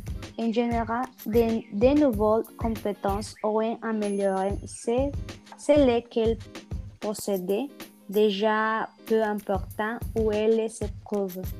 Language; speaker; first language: French; non-native, learner; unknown